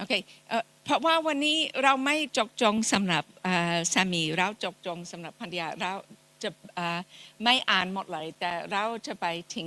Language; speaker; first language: Thai; non-native, fluent; English